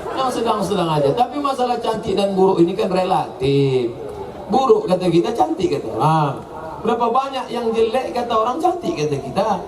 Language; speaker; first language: Indonesian; native; Indonesian